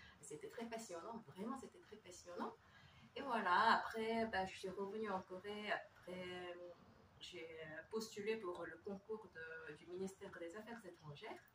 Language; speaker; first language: French; non-native, fluent; Korean